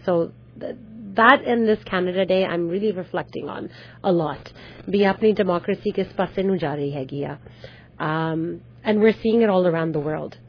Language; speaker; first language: Punjabi; early bilingual, heritage; Punjabi